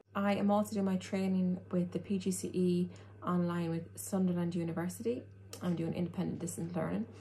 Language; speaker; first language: English; native; English